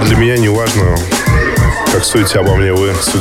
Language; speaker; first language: Russian; native; Russian